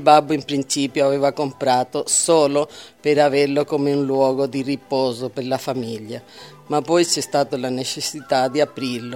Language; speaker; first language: Italian; early bilingual, heritage; Italian